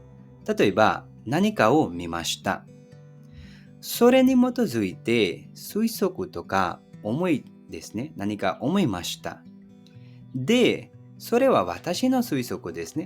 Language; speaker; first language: Japanese; non-native, fluent; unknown